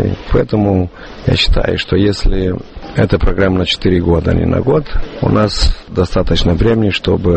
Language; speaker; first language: Russian; non-native, local second language; Romanian